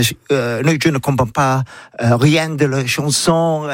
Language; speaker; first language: French; non-native, learner; English